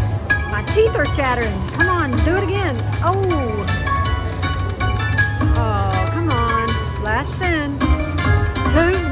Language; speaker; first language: English; native; English